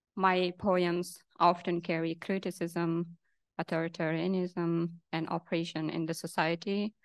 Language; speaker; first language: English; non-native, local second language; Hazaragi